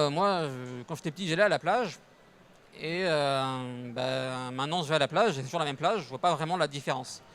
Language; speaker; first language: French; native; French